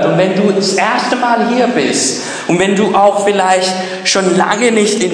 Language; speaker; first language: German; non-native, fluent; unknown